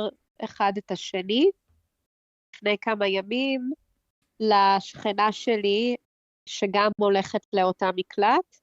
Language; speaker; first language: Hebrew; early bilingual, heritage; Hebrew